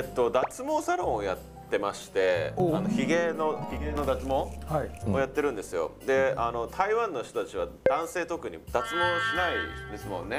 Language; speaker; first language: Japanese; native; Japanese